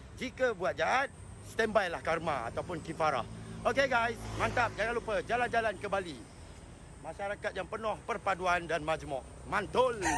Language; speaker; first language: Malay; native; Malay